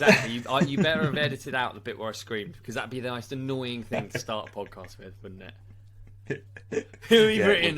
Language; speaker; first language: English; native; English